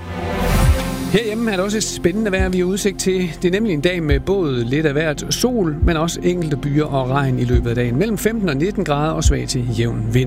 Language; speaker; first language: Danish; native; Danish